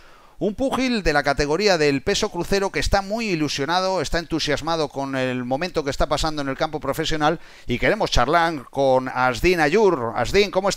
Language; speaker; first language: Spanish; native; Spanish